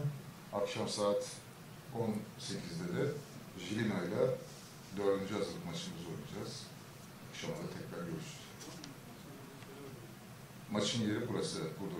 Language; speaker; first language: Turkish; native; Turkish